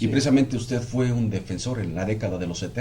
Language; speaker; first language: Spanish; native; Spanish